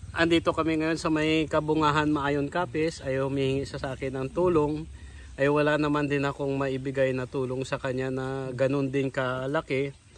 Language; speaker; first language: Filipino; non-native, local second language; Hiligaynon